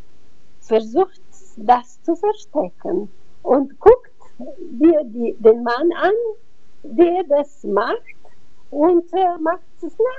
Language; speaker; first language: German; non-native, fluent; Bulgarian